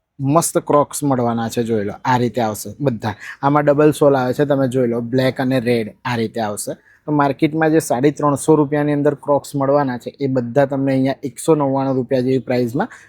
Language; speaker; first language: Gujarati; native; Gujarati